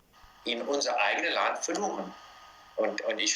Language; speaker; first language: German; non-native, fluent; English